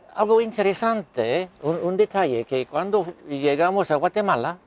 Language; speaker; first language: Spanish; non-native, fluent; English